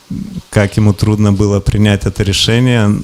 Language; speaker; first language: Russian; non-native, local second language; Lithuanian